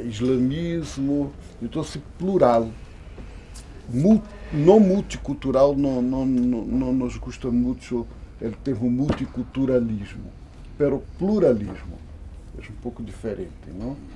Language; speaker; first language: Spanish; non-native, local second language; Portuguese